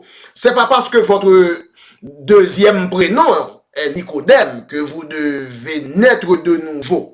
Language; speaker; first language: French; non-native, local second language; Haitian Creole